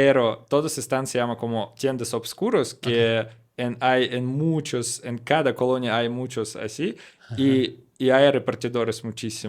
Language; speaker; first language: Spanish; non-native, learner; Russian